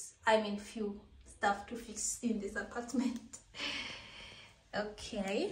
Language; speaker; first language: English; non-native, local second language; Swahili